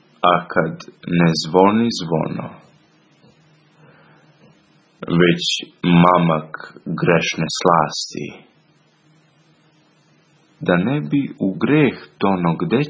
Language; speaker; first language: Serbian; native; Serbian